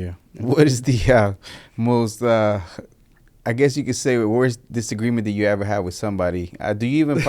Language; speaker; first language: English; early bilingual, other home language; Spanish